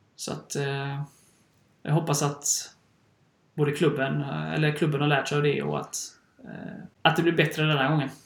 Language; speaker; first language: Swedish; native; Swedish